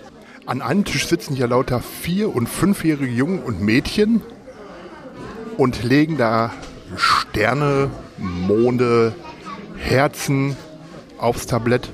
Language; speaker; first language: German; native; German